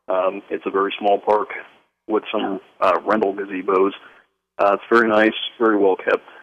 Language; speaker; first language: English; native; English